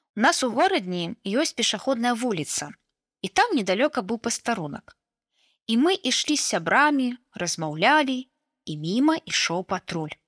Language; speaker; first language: Belarusian; native; Belarusian